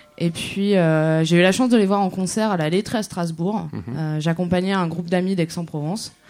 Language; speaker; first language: French; native; French